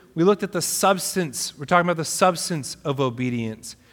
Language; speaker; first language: English; native; English